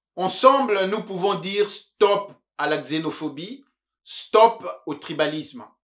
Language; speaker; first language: French; non-native, local second language; Luba-Lulua